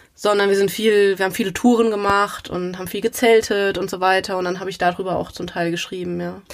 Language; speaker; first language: German; native; German